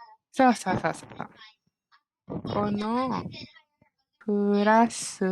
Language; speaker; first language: Japanese; non-native, learner; Malay